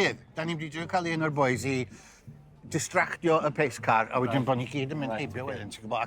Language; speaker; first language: Welsh; native; Welsh